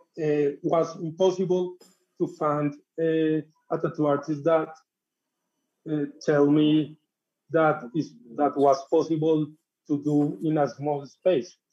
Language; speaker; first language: English; non-native, learner; Spanish